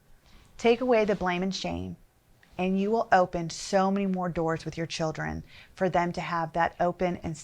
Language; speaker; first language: English; native; English